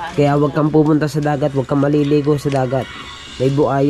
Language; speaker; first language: Filipino; native; Filipino